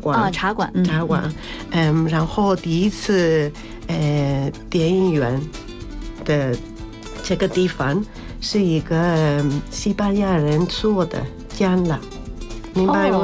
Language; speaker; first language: Chinese; non-native, fluent; Spanish